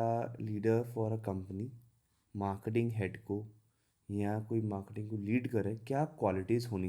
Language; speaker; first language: Hindi; native; Hindi